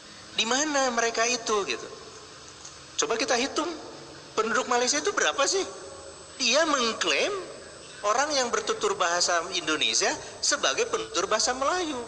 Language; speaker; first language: Indonesian; native; Indonesian